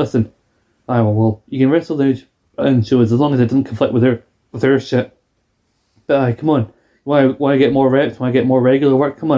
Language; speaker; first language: English; native; English